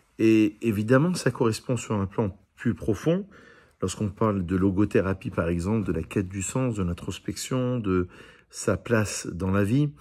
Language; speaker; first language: French; native; French